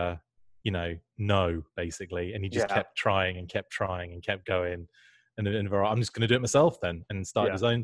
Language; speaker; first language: English; native; English